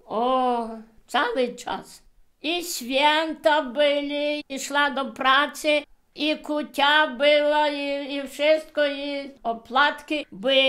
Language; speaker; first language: Polish; early bilingual, heritage; Polish